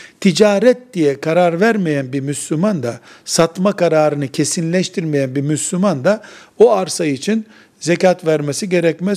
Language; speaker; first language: Turkish; native; Turkish